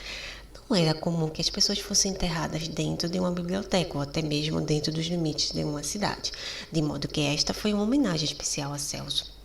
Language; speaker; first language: Portuguese; native; Portuguese